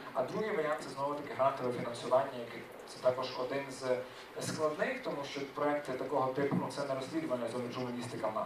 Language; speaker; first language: Ukrainian; native; Ukrainian